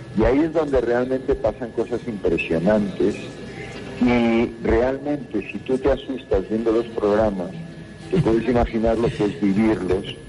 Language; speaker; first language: Spanish; native; Spanish